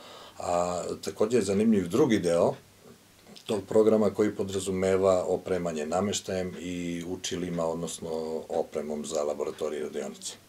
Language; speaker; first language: Croatian; native; Croatian